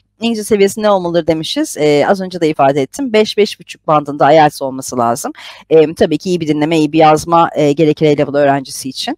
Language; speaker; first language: Turkish; native; Turkish